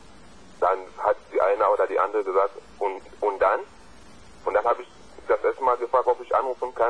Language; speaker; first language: German; non-native, fluent; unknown